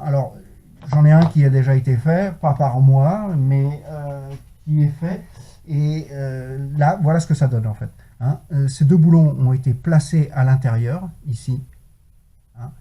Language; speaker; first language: French; native; French